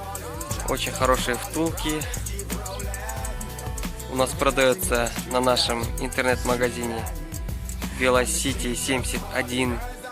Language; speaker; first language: Russian; non-native, local second language; Kazakh